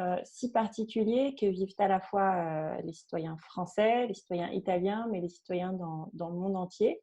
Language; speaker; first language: French; native; French